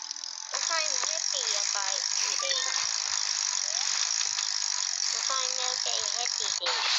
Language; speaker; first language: Finnish; early bilingual, other home language; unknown